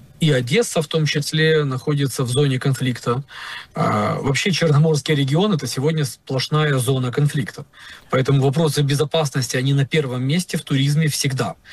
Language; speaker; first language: Russian; native; Russian